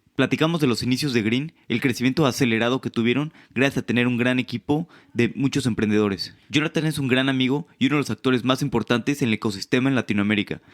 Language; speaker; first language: Spanish; native; Spanish